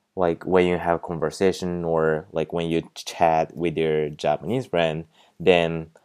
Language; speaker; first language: English; non-native, fluent; Japanese